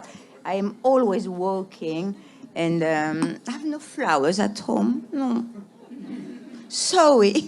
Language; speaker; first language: English; non-native, fluent; French